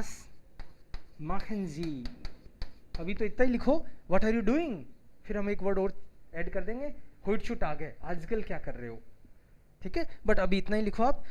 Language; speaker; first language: Hindi; native; Hindi